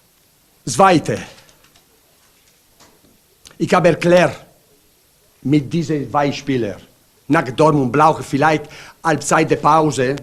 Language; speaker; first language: German; non-native, learner; Italian